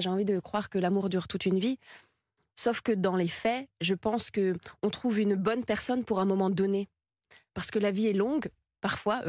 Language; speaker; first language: French; native; French